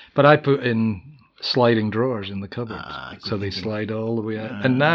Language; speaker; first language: English; native; English